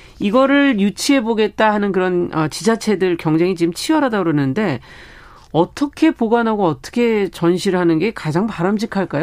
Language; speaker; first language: Korean; native; Korean